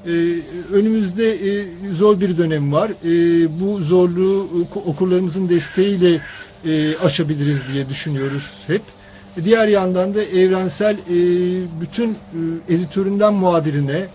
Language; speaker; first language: Turkish; native; Turkish